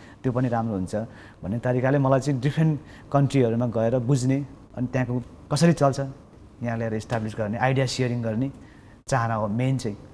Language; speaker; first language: Nepali; non-native, local second language; Sherpa